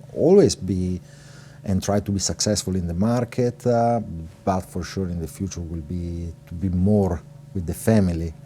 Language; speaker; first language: English; non-native, fluent; Italian